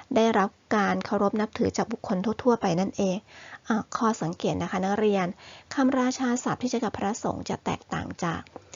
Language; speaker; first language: Thai; native; Thai